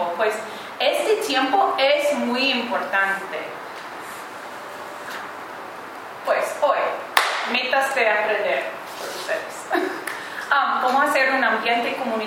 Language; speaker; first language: Spanish; non-native, learner; English